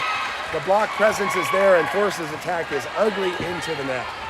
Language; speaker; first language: English; native; English